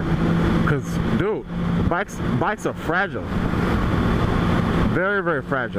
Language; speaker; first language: English; native; English